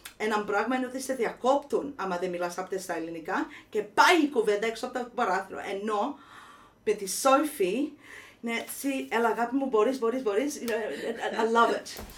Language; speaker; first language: Greek; early bilingual, heritage; Greek